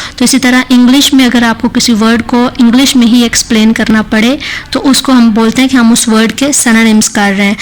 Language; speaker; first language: Urdu; non-native, local second language; Punjabi